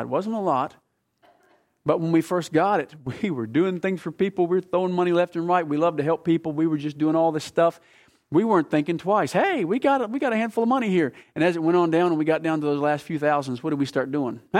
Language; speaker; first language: English; native; English